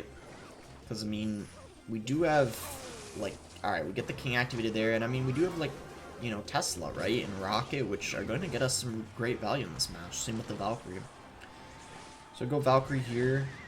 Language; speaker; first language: English; native; English